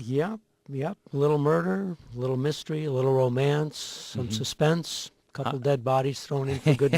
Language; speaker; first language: English; native; English